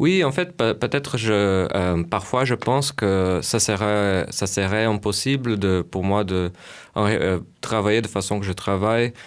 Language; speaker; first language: French; non-native, fluent; Portuguese